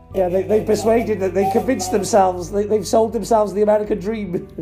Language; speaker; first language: English; native; English